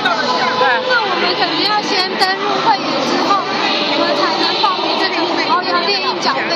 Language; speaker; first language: Chinese; native; Chinese